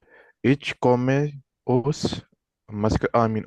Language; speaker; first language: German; non-native, learner; Arabic